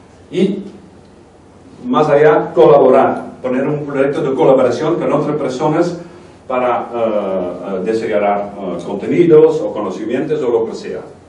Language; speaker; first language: Spanish; non-native, fluent; Dutch